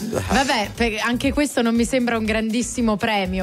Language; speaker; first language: Italian; native; Italian